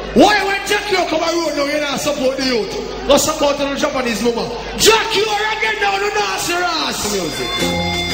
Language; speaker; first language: English; non-native, local second language; Jamaican Creole English